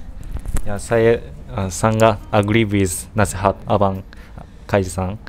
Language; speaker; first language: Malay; non-native, fluent; Japanese